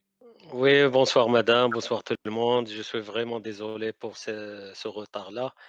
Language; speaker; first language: French; non-native, local second language; Arabic